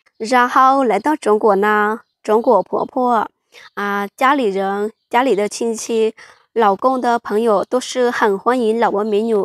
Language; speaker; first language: Chinese; non-native, fluent; Hmong